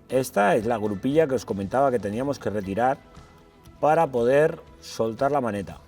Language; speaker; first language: Spanish; native; Spanish